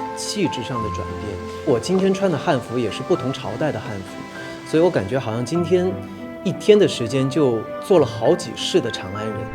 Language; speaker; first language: Chinese; native; Chinese